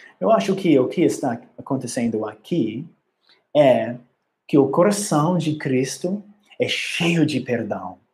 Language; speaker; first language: Portuguese; non-native, learner; English